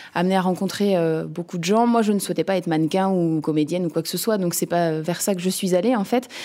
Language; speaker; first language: French; native; French